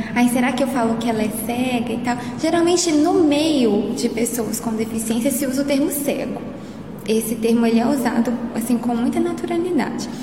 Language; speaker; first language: Portuguese; native; Portuguese